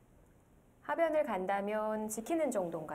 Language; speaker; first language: Korean; native; Korean